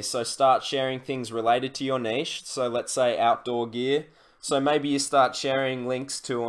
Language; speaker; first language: English; native; English